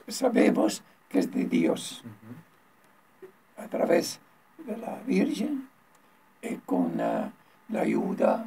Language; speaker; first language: Spanish; non-native, learner; Italian